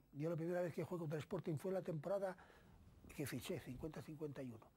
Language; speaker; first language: Spanish; native; Spanish